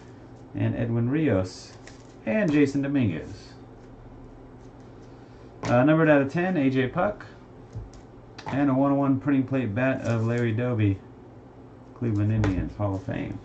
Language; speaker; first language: English; native; English